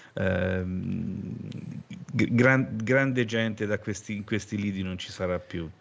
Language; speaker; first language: Italian; native; Italian